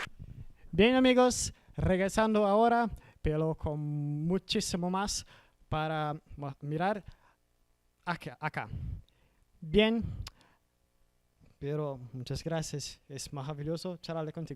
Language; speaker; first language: Spanish; non-native, learner; Portuguese